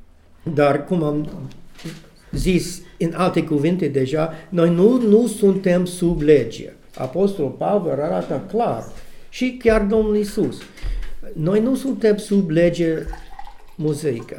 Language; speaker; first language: Romanian; non-native, learner; English